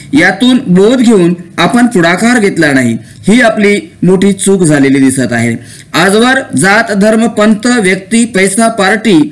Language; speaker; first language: Marathi; non-native, local second language; Lambadi